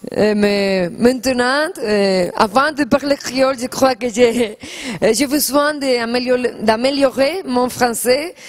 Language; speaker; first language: French; non-native, learner; Spanish